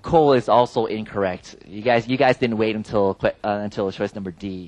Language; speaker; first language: English; non-native, fluent; Thai